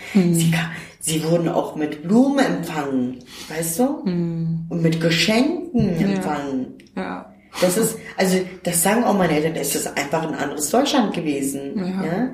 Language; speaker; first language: German; non-native, fluent; Turkish